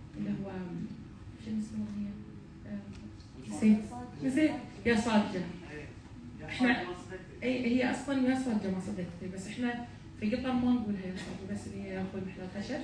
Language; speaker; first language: Arabic; native; Arabic